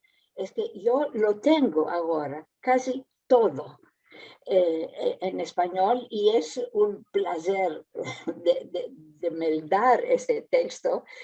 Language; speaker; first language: Spanish; early bilingual, heritage; Ladino